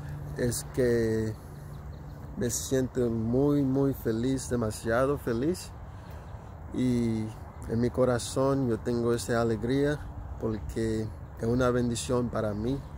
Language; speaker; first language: Spanish; non-native, local second language; Haitian Creole